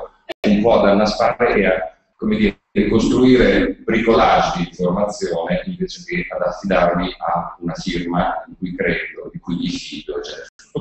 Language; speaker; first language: Italian; native; Italian